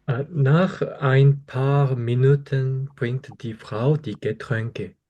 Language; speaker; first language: German; non-native, learner; Korean